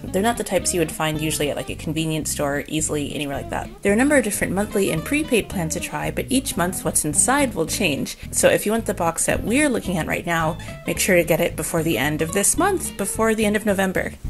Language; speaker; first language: English; native; English